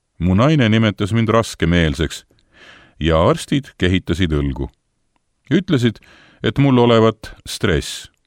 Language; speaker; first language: Estonian; native; Estonian